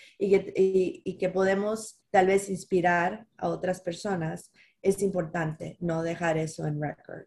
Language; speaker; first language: Spanish; early bilingual, heritage; Spanish